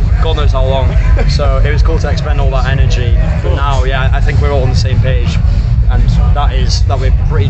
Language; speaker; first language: English; native; English